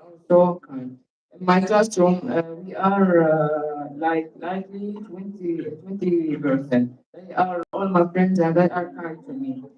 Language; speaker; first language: English; non-native, learner; Arabic